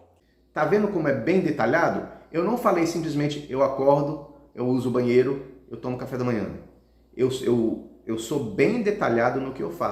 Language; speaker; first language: Portuguese; early bilingual, heritage; Portuguese